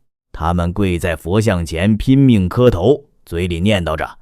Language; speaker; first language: Chinese; native; Chinese